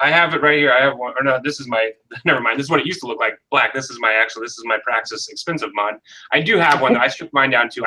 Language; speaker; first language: English; native; English